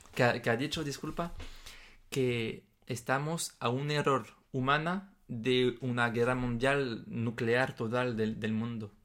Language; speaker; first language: Spanish; non-native, fluent; French